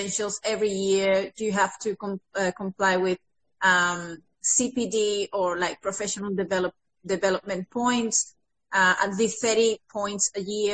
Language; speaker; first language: English; non-native, fluent; Spanish